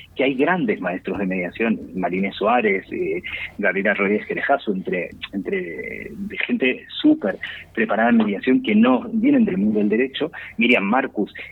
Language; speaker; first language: Spanish; native; Spanish